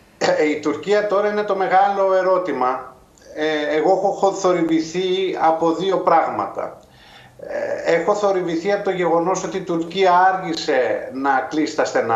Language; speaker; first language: Greek; native; Greek